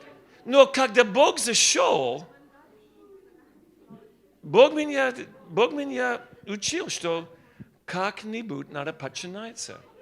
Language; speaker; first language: Russian; non-native, learner; English